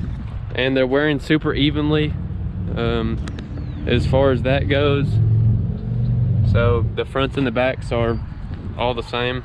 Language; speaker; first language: English; native; English